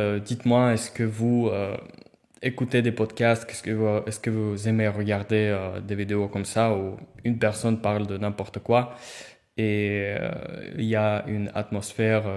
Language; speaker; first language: French; non-native, fluent; Russian